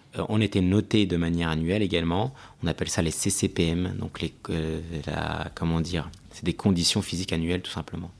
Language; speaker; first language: French; early bilingual, other home language; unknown